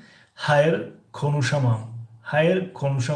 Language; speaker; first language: Turkish; non-native, fluent; Tajik